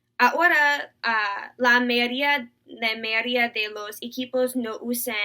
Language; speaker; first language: Spanish; non-native, learner; English